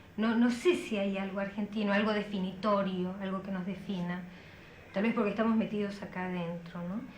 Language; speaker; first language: Spanish; native; Spanish